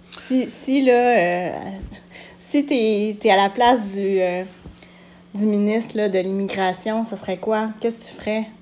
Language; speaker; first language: French; native; French